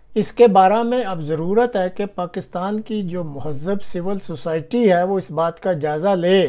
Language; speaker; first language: Urdu; non-native, local second language; Punjabi